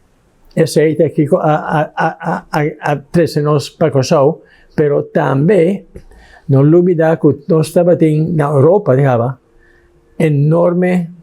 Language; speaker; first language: Portuguese; non-native, learner; Papiamento